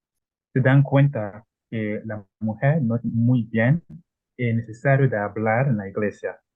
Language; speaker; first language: Spanish; non-native, learner; Italian